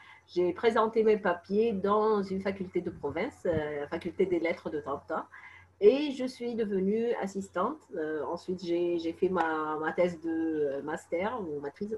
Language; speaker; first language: French; non-native, fluent; Arabic